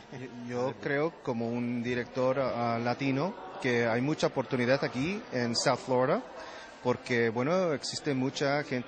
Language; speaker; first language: Spanish; early bilingual, heritage; Spanish